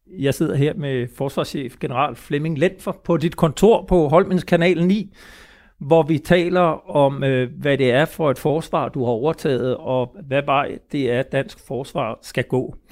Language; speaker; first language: Danish; native; Danish